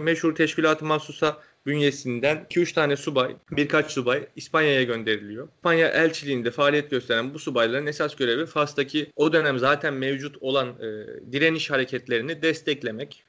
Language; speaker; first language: Turkish; native; Turkish